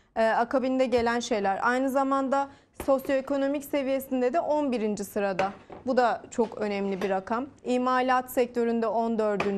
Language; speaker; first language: Turkish; native; Turkish